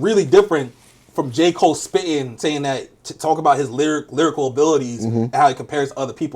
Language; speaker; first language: English; native; English